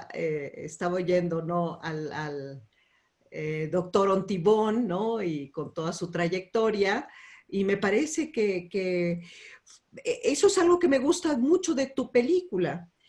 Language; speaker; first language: Spanish; native; Spanish